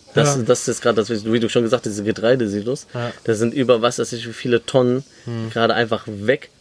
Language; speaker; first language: German; native; German